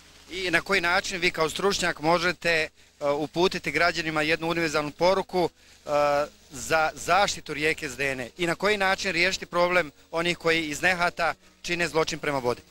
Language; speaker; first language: Bosnian; native; Bosnian